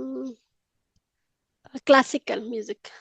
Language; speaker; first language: English; non-native, learner; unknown